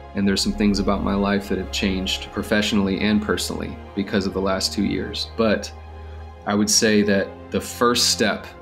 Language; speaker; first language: English; native; English